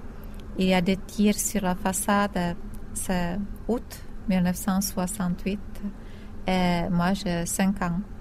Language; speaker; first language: French; non-native, fluent; Czech